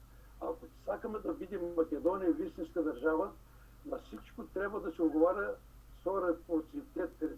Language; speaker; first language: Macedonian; early bilingual, heritage; Macedonian